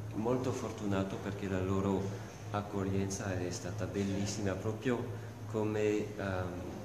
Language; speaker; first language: Italian; non-native, fluent; French